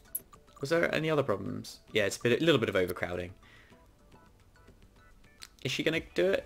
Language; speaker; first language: English; native; English